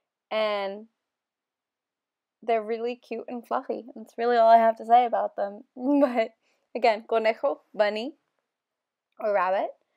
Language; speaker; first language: English; native; English